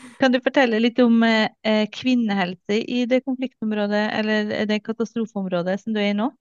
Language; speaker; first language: Norwegian; native; Norwegian